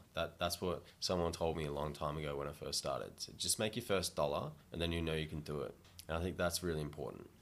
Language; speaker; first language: English; native; English